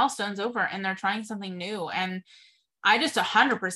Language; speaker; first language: English; native; English